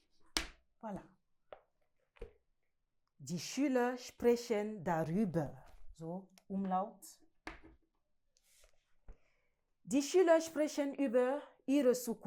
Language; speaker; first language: German; non-native, learner; French